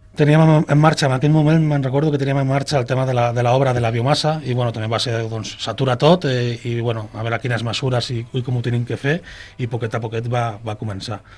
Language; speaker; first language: Catalan; non-native, local second language; Spanish